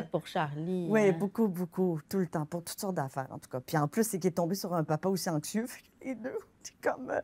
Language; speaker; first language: French; native; French